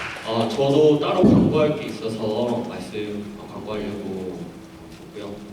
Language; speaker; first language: Korean; native; Korean